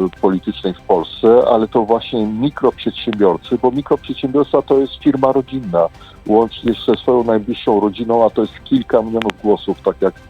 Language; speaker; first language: Polish; native; Polish